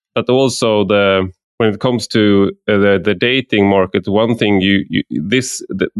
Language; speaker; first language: English; non-native, fluent; Swedish